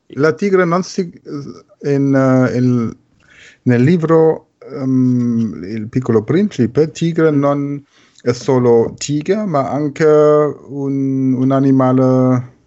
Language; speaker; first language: Italian; non-native, learner; German